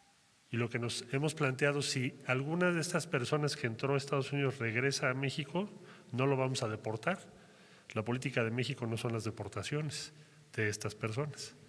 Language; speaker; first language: Spanish; native; Spanish